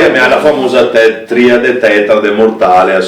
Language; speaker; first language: Italian; native; Italian